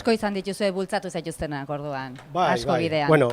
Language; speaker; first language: Basque; native; Basque